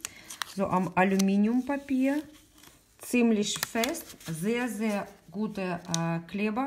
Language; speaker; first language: German; non-native, learner; Russian